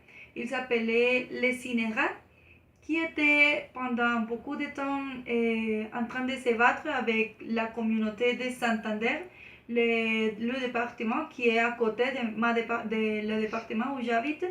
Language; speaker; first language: French; non-native, learner; Spanish